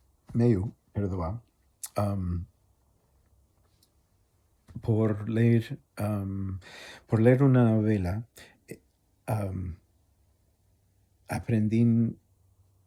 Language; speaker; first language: Galician; non-native, fluent; English